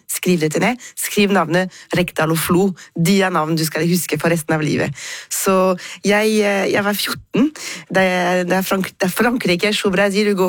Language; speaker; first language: Norwegian; non-native, fluent; French